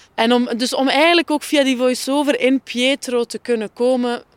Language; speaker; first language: Dutch; native; Dutch